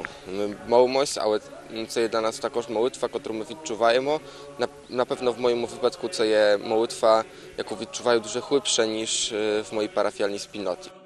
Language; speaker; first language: Polish; non-native, local second language; Rusyn